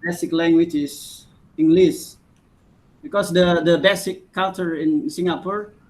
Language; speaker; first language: English; non-native, learner; Indonesian